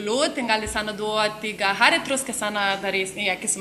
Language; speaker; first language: Indonesian; non-native, learner; Lithuanian